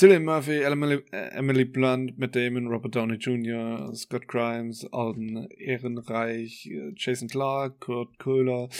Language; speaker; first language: German; native; German